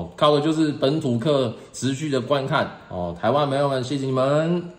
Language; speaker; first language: Chinese; native; Chinese